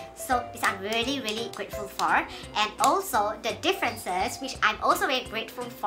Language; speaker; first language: English; non-native, local second language; Chinese